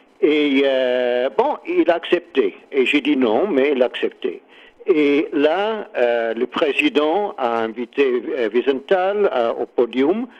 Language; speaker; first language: French; non-native, learner; English